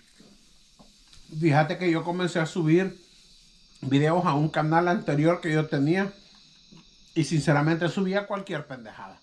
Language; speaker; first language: Spanish; native; Spanish